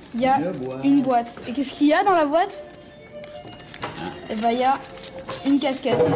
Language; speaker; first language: French; native; French